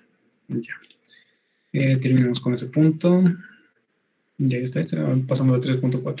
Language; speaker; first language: Spanish; native; Spanish